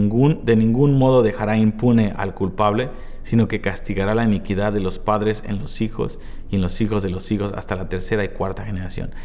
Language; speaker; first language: Spanish; native; Spanish